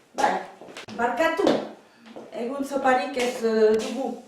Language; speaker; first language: Basque; non-native, learner; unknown